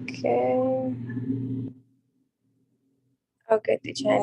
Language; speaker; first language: English; non-native, learner; Spanish